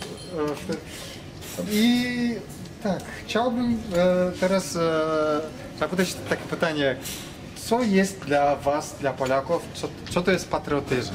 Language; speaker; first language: Polish; non-native, learner; Kazakh